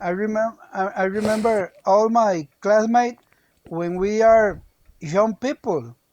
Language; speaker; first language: English; non-native, learner; Spanish